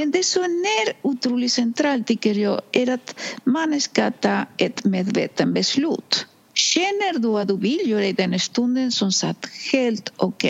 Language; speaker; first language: Swedish; non-native, fluent; Spanish